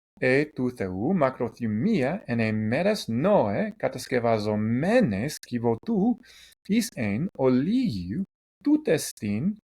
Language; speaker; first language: Greek; non-native, learner; English